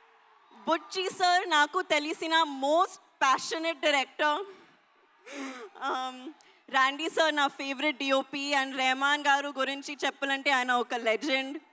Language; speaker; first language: Telugu; non-native, learner; Hindi